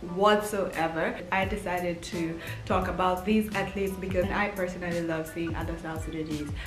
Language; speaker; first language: English; early bilingual, heritage; English